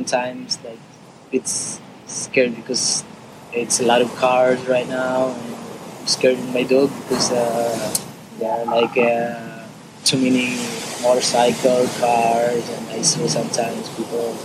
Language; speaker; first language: English; non-native, local second language; Surigaonon